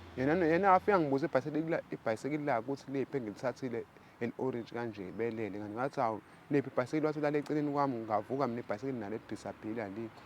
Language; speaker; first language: Zulu; native; Zulu